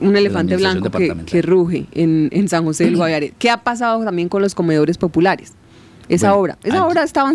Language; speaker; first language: Spanish; native; Spanish